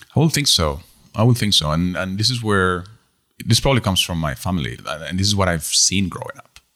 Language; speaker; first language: English; non-native, fluent; Spanish